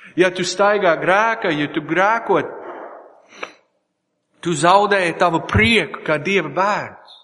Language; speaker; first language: Latvian; non-native, learner; English